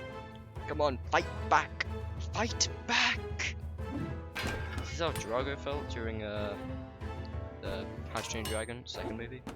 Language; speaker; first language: English; native; English